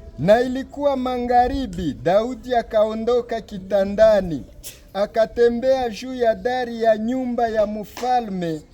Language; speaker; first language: Swahili; native; Swahili